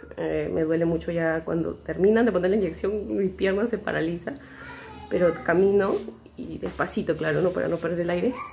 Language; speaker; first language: Spanish; native; Spanish